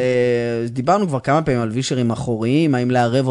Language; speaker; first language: Hebrew; native; Hebrew